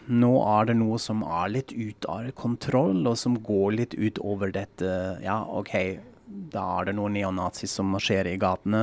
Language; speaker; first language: Norwegian; non-native, fluent; German